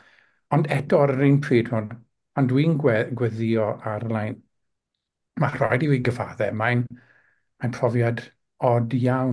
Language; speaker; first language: Welsh; non-native, local second language; English